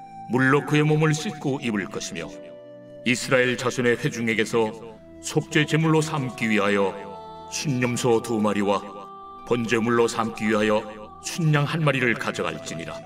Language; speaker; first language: Korean; native; Korean